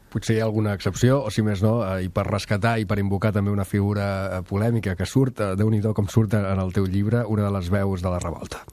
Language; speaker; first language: Catalan; native; Catalan